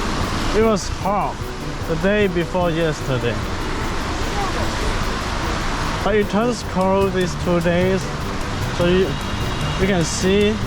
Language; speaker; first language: English; non-native, fluent; Chinese